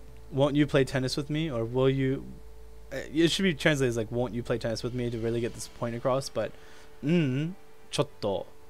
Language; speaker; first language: English; native; English